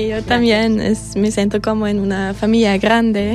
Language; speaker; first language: Spanish; non-native, fluent; German